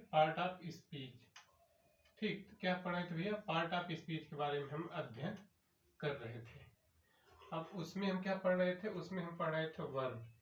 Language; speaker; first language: Hindi; native; Hindi